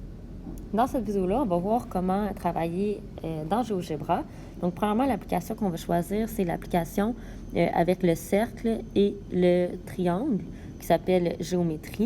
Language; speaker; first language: French; native; French